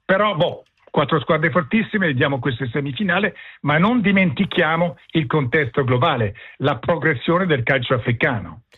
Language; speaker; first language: Italian; early bilingual, heritage; French